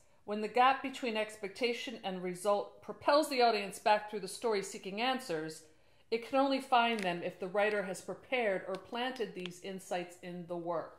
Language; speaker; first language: English; native; English